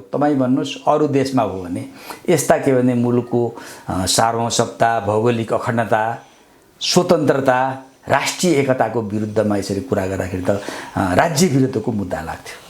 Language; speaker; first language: Nepali; native; Nepali